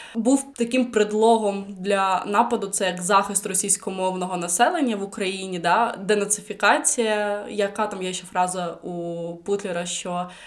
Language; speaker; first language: Ukrainian; non-native, local second language; Russian